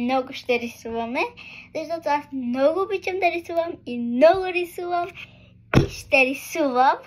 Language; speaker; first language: Bulgarian; early bilingual, heritage; Bulgarian